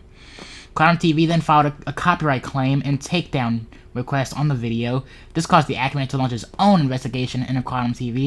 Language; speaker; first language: English; native; English